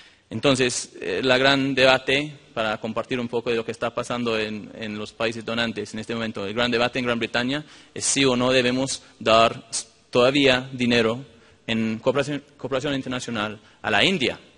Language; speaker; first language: Spanish; non-native, fluent; English